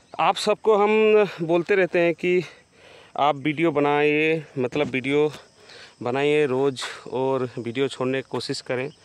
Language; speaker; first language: Hindi; non-native, local second language; Bangla